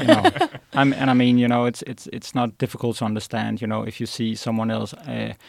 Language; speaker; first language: English; non-native, fluent; Danish